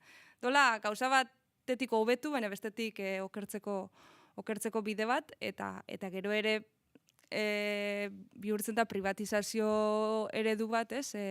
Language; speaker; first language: Basque; native; Basque